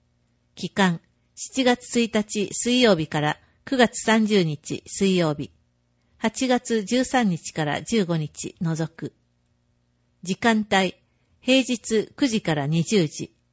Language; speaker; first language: Japanese; native; Japanese